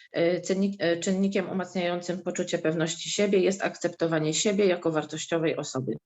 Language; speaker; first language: Polish; native; Polish